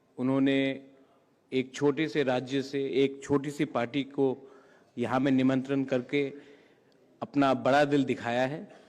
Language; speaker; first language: Hindi; non-native, local second language; Kok Borok